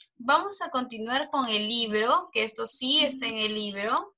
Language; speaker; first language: Spanish; native; Spanish